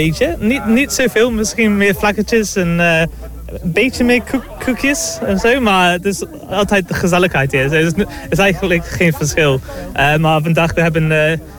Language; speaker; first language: Dutch; non-native, fluent; English